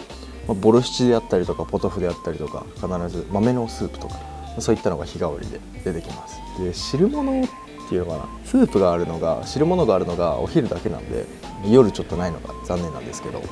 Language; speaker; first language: Japanese; native; Japanese